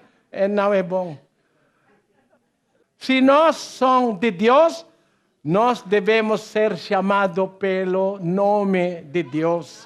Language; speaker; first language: Portuguese; non-native, learner; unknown